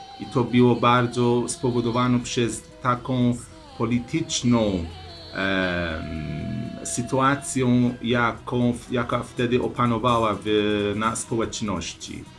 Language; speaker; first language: Polish; non-native, learner; Persian